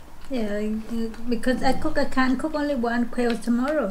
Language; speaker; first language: English; non-native, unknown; Vietnamese